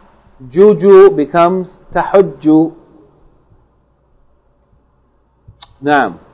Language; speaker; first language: Arabic; non-native, fluent; English